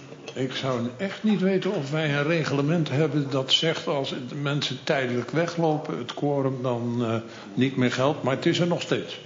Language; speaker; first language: Dutch; native; Dutch